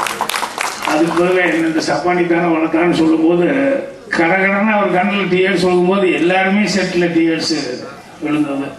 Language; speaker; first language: Tamil; native; Tamil